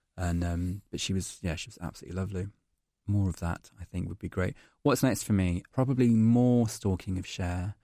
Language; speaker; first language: English; native; English